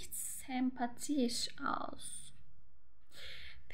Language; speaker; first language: German; non-native, learner; Turkish